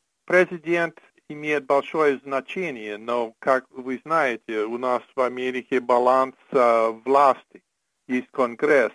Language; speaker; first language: Russian; non-native, fluent; English